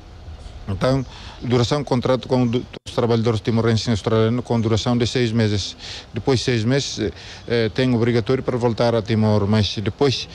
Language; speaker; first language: Portuguese; non-native, local second language; Tetum